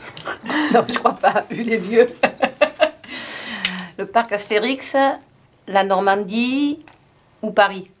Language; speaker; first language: French; native; French